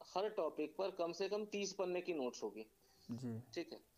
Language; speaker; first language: Hindi; native; Hindi